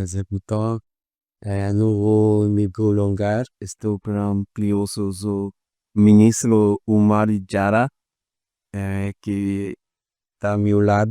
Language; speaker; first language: Portuguese; non-native, fluent; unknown